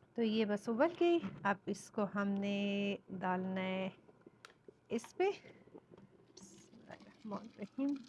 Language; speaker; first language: Urdu; non-native, fluent; Persian